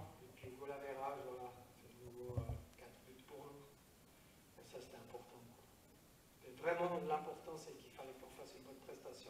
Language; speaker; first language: French; native; French